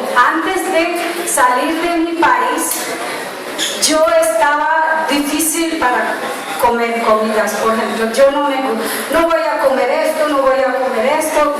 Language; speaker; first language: Spanish; non-native, learner; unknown